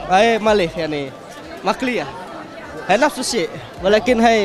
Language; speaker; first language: Arabic; non-native, learner; Indonesian